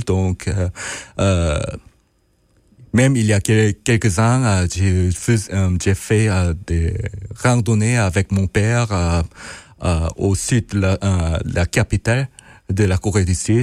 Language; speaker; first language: French; non-native, fluent; Korean